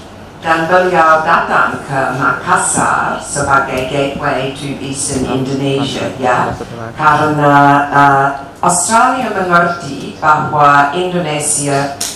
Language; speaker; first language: Indonesian; non-native, fluent; English